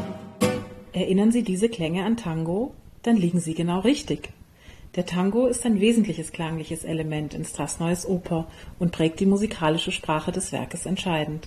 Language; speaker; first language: German; native; German